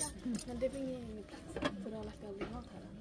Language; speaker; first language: Swedish; early bilingual, other home language; Thai